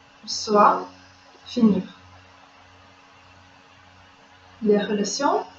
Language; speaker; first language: French; non-native, fluent; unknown